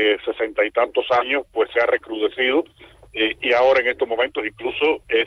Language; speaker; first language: Spanish; native; Spanish